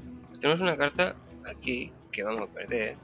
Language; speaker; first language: Spanish; native; Spanish